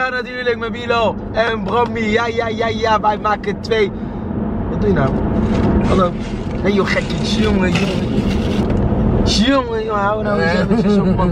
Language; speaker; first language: Dutch; native; Dutch